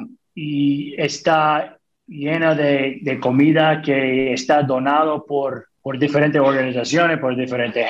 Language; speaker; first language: Spanish; non-native, fluent; English